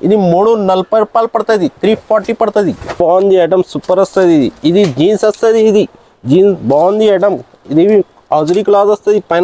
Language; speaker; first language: Telugu; non-native, local second language; Urdu